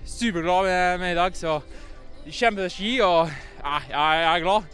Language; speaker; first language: Norwegian; non-native, learner; English